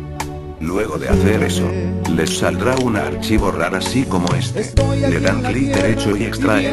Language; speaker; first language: Spanish; native; Spanish